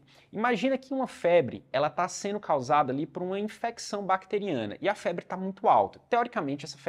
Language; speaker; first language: Portuguese; native; Portuguese